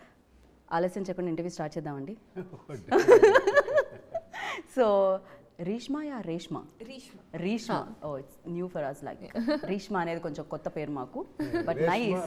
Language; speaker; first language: Telugu; native; Telugu